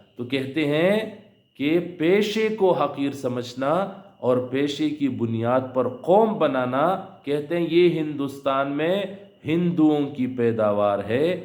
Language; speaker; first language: Urdu; non-native, local second language; Pashto